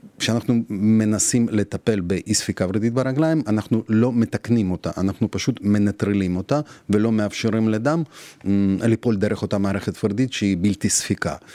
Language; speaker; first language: Hebrew; non-native, fluent; Russian